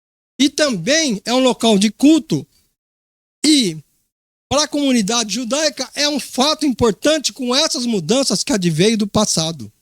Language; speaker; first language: Portuguese; native; Portuguese